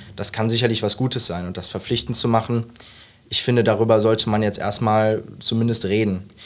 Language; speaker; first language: German; native; German